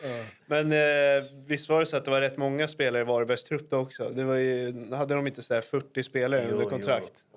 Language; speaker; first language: Swedish; native; Swedish